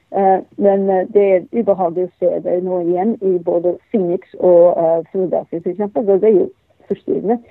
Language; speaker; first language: Norwegian; non-native, fluent; English